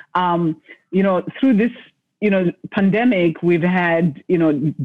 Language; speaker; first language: English; non-native, local second language; Shona